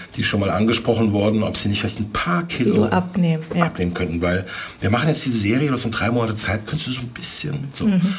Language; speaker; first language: German; native; German